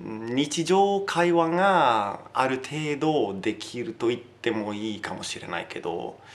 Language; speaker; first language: Japanese; non-native, learner; Italian